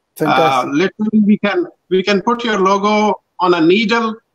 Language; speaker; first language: English; non-native, local second language; Pashto